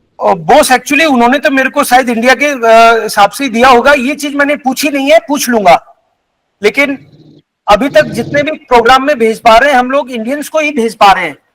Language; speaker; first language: Hindi; native; Hindi